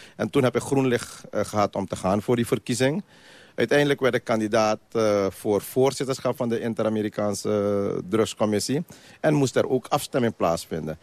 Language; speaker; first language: Dutch; non-native, local second language; Caribbean Hindustani